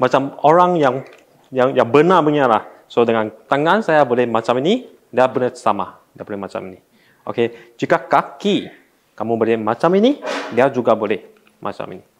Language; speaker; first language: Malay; non-native, local second language; Chinese